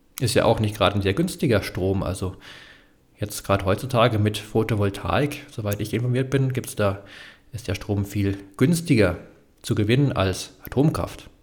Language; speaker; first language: German; native; German